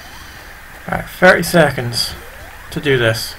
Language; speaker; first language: English; native; English